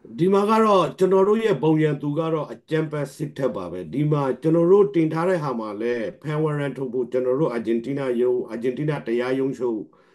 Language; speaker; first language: Burmese; non-native, local second language; Rohingya